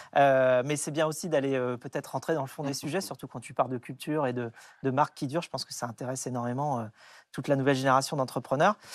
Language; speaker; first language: French; native; French